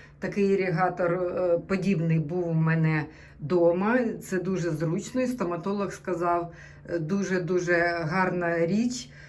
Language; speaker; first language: Ukrainian; non-native, local second language; Russian